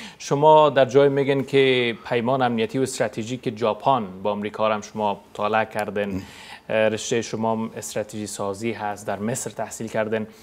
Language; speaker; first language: Persian; native; Persian